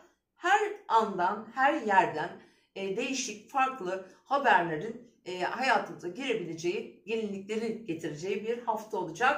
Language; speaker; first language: Turkish; native; Turkish